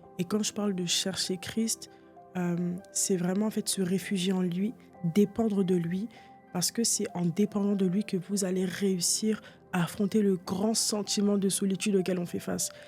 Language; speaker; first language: French; early bilingual, other home language; Portuguese